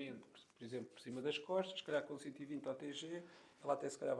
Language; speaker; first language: Portuguese; native; Portuguese